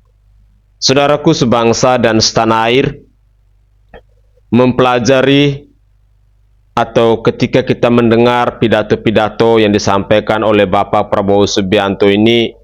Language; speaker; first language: Indonesian; native; Indonesian